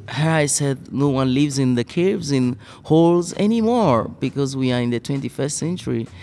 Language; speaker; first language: English; non-native, fluent; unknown